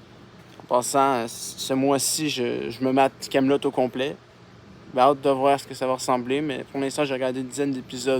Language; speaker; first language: French; native; French